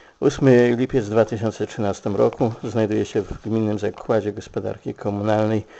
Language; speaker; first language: Polish; native; Polish